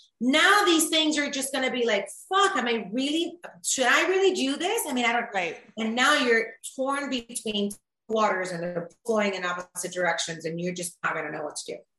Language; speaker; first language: English; early bilingual, other home language; Spanish